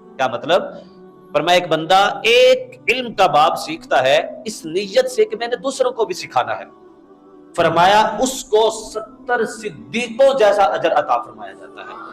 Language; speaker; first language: Urdu; non-native, local second language; Punjabi